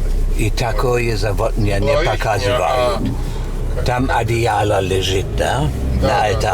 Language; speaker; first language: Russian; non-native, learner; German